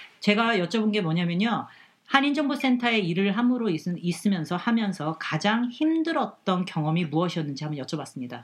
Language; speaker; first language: Korean; native; Korean